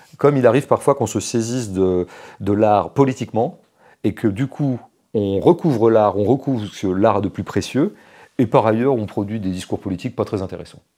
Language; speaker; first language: French; native; French